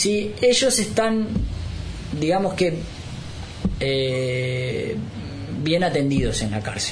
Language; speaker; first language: Spanish; native; Spanish